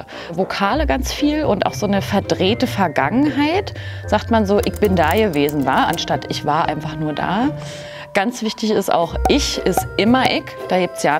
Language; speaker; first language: German; native; German